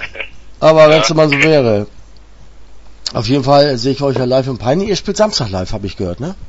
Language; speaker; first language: German; native; German